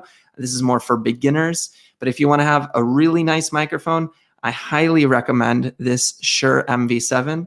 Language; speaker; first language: English; native; English